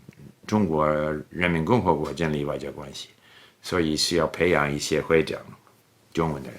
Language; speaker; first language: Chinese; non-native, fluent; English